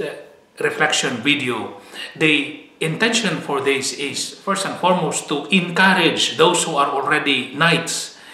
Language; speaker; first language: English; non-native, fluent; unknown